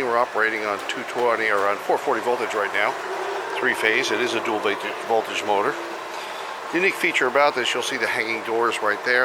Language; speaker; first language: English; native; English